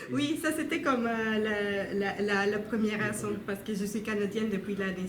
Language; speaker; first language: French; non-native, learner; Spanish